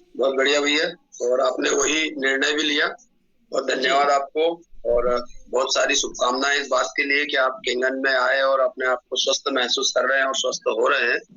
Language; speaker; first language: Hindi; native; Hindi